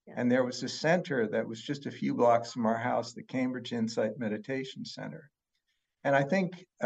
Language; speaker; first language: English; native; English